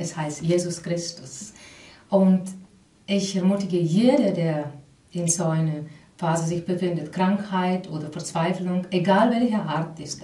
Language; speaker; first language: German; non-native, fluent; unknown